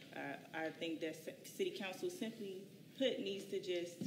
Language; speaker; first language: English; native; English